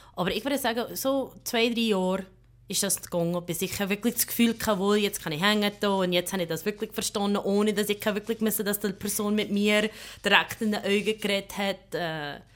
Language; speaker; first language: German; non-native, fluent; English